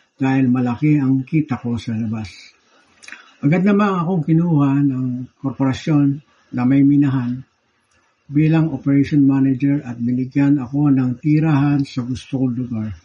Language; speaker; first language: Filipino; native; Filipino